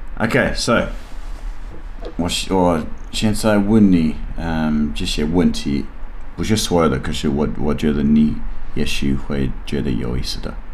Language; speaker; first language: Chinese; non-native, learner; English